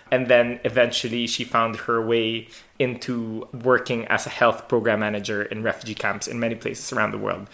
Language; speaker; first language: English; non-native, local second language; Hiligaynon